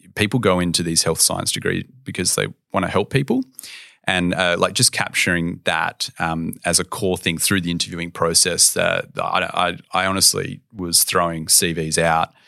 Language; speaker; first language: English; native; English